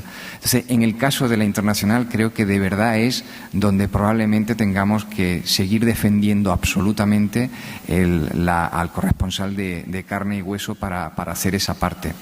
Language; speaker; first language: Spanish; native; Spanish